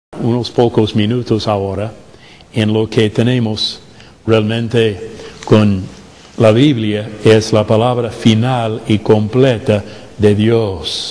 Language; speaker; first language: Spanish; non-native, fluent; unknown